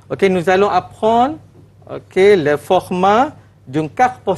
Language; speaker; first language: French; non-native, fluent; Malay